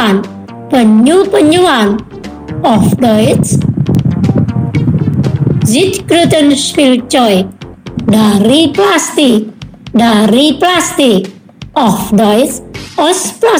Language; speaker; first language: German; non-native, learner; Indonesian